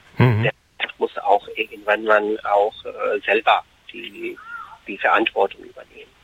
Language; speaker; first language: German; non-native, fluent; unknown